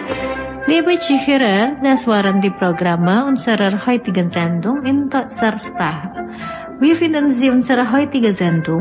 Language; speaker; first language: German; non-native, fluent; Indonesian